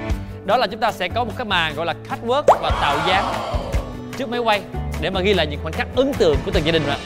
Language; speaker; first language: Vietnamese; native; Vietnamese